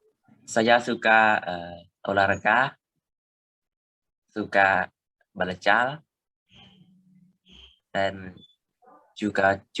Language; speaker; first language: Indonesian; non-native, learner; Khmer